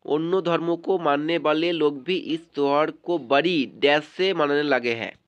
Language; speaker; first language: Hindi; non-native, local second language; Bangla